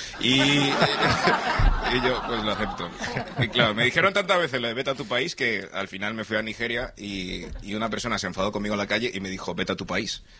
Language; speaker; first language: Spanish; early bilingual, other home language; English